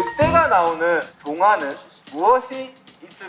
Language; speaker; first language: Korean; native; Korean